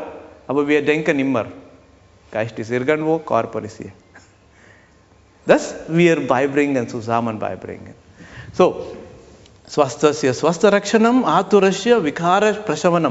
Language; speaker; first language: German; non-native, learner; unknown